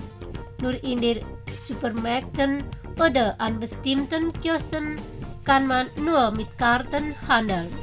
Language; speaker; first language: German; non-native, fluent; Indonesian